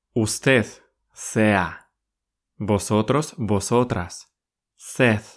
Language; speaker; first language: Spanish; non-native, fluent; Russian